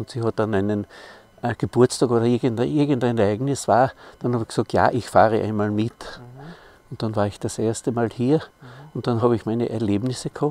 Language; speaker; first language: German; native; German